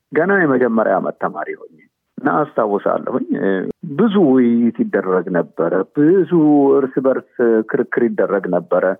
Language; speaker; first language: Amharic; native; Amharic